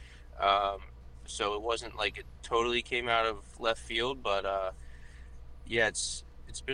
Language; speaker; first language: English; native; English